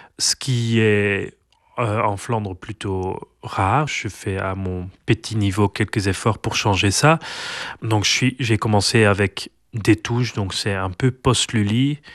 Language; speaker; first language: French; non-native, local second language; Dutch